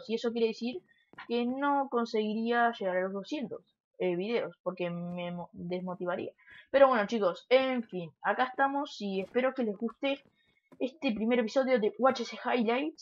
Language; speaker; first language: Spanish; native; Spanish